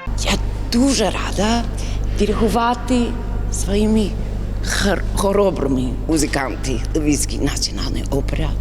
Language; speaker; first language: Ukrainian; early bilingual, heritage; English